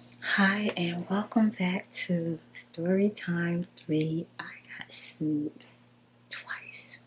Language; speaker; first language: English; native; English